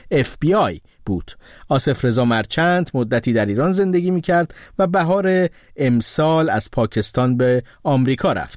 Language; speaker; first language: Persian; native; Persian